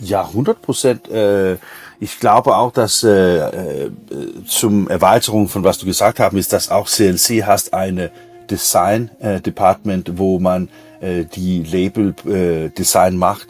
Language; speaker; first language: German; non-native, learner; Danish